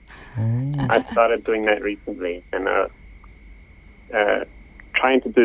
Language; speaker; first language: English; native; English